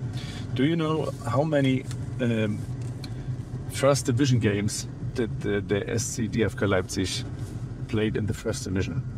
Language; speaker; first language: English; non-native, fluent; German